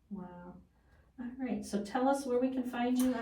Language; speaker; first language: English; native; English